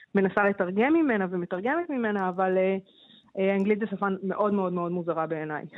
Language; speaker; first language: Hebrew; native; Hebrew